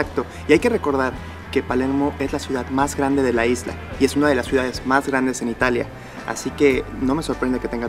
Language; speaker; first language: Spanish; native; Spanish